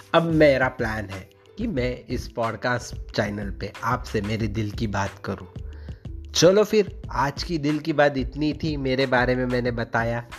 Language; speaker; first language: Hindi; non-native, local second language; Marathi